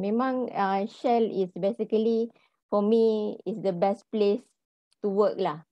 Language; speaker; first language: English; non-native, local second language; Malay